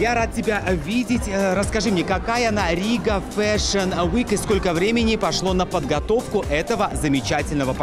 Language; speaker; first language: Russian; native; Russian